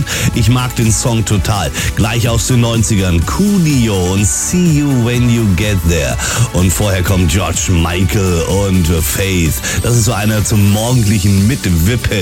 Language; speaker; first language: German; native; German